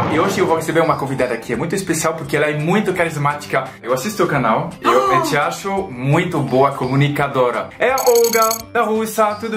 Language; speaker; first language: Portuguese; non-native, fluent; French